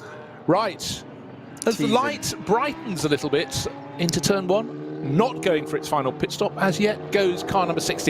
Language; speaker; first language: English; native; English